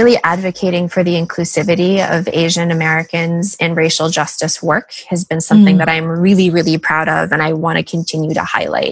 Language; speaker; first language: English; native; English